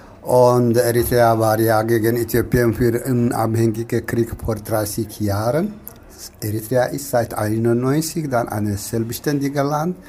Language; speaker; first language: German; non-native, fluent; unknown